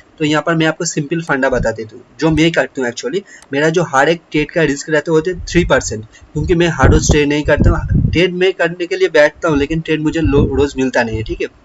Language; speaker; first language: Hindi; non-native, local second language; Bangla